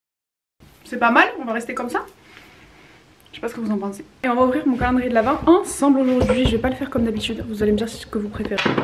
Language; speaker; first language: French; native; French